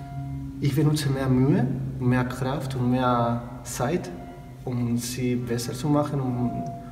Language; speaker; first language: German; non-native, learner; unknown